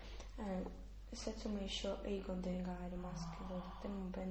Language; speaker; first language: Japanese; non-native, learner; Russian